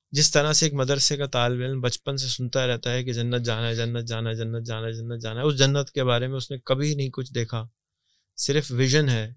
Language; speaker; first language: Urdu; native; Urdu